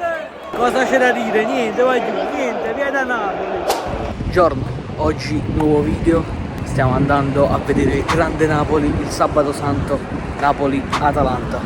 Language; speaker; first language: Italian; native; Italian